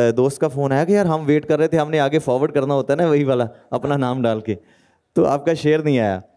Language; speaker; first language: Hindi; native; Hindi